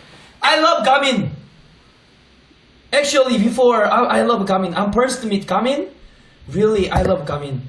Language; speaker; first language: English; non-native, learner; Korean